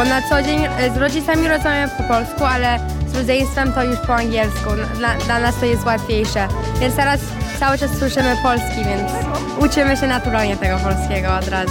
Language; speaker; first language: Polish; early bilingual, heritage; Polish